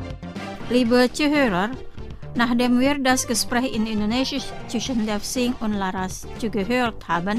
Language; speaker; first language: German; non-native, fluent; Indonesian